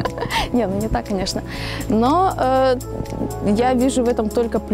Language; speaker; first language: Russian; native; Russian